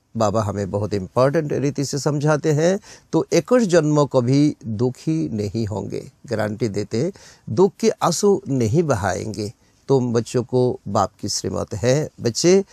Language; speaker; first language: Hindi; non-native, local second language; Bangla